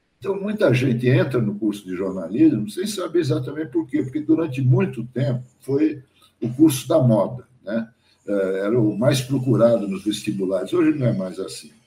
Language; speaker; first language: Portuguese; early bilingual, other home language; German